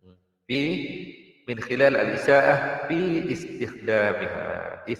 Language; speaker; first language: Arabic; non-native, fluent; Malay